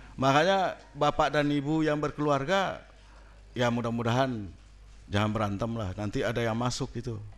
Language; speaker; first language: Indonesian; non-native, local second language; Minangkabau